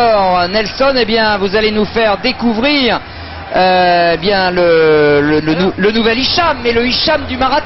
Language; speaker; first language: French; native; French